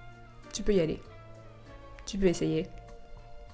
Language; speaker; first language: French; native; French